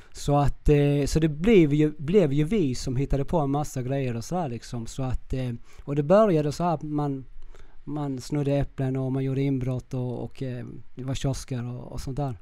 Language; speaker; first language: Swedish; early bilingual, other home language; Spanish